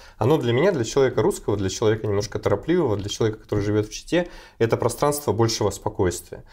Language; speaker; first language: Russian; native; Russian